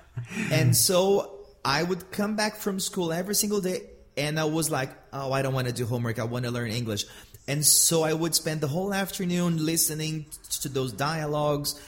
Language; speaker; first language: English; non-native, fluent; Portuguese